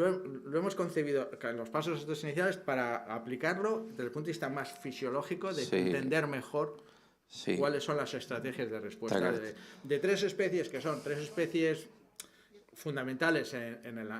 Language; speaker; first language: Spanish; native; Spanish